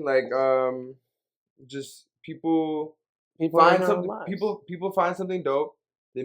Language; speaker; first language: English; native; English